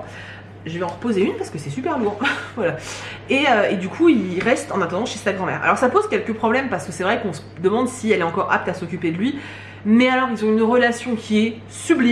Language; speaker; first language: French; native; French